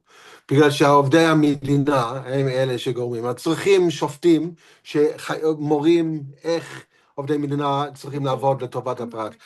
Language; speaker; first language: Hebrew; non-native, fluent; English